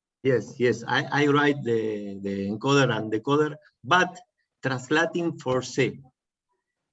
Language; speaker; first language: English; non-native, learner; Spanish